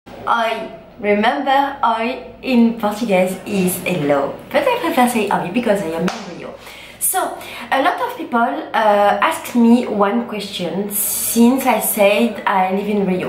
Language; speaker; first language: English; non-native, learner; French